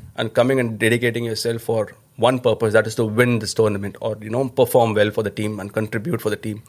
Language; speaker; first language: English; non-native, local second language; Tamil